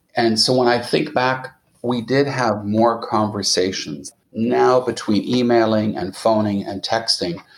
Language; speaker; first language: English; native; English